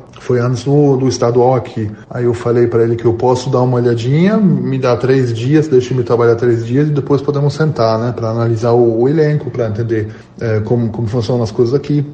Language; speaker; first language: Portuguese; non-native, fluent; German